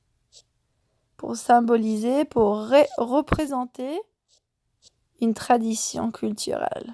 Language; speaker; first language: French; non-native, fluent; Spanish